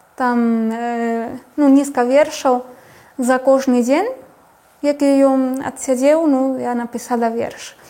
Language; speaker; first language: Belarusian; non-native, fluent; Spanish